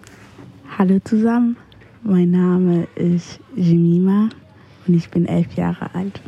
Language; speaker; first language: German; early bilingual, other home language; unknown